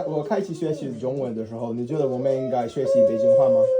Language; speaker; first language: Chinese; non-native, fluent; English